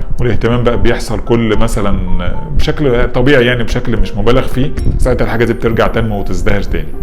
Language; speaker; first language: Arabic; native; Arabic